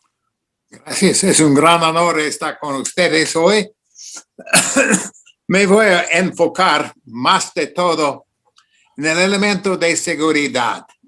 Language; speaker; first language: Spanish; non-native, fluent; English